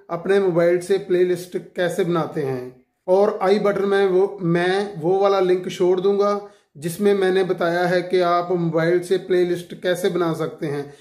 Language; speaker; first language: Hindi; non-native, local second language; Punjabi